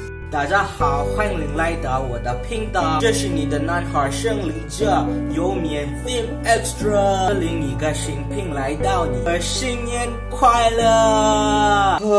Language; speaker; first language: Chinese; non-native, learner; English